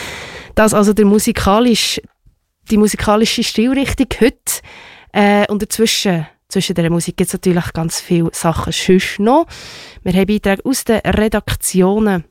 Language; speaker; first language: German; native; German